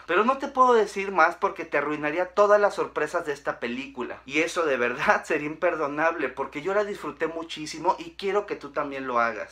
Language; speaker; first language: Spanish; native; Spanish